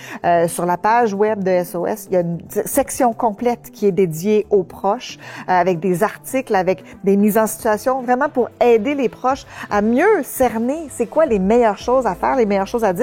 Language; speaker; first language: French; native; French